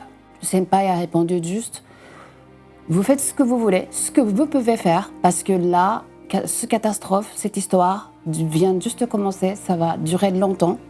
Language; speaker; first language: French; non-native, fluent; Japanese